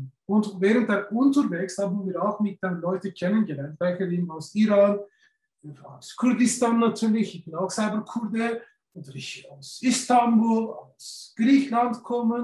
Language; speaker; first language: German; non-native, learner; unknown